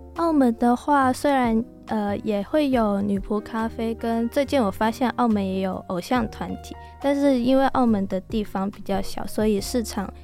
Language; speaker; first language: Chinese; non-native, local second language; Cantonese